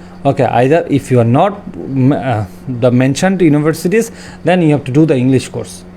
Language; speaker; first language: English; non-native, local second language; Bangla